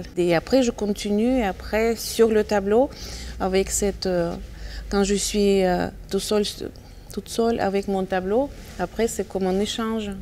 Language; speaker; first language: French; non-native, fluent; Russian